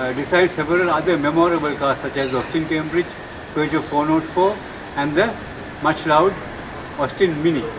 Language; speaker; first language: English; non-native, local second language; Sinhala